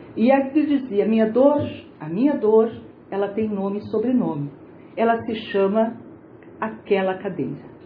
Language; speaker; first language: Portuguese; native; Portuguese